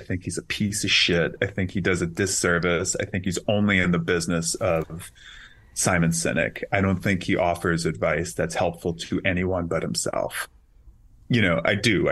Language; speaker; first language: English; native; English